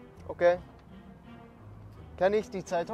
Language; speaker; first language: German; non-native, learner; English